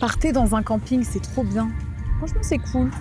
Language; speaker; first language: French; native; French